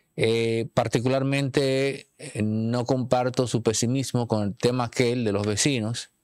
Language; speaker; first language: Spanish; native; Spanish